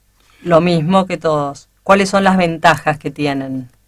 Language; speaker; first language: Spanish; native; Spanish